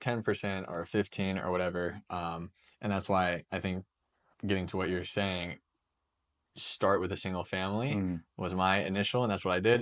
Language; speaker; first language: English; native; English